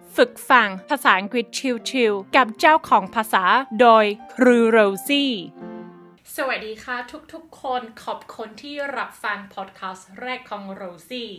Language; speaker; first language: Thai; non-native, fluent; English